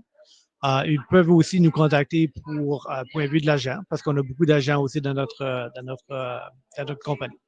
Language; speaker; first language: French; native; French